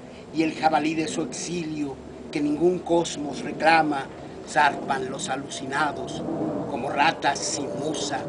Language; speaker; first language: Spanish; native; Spanish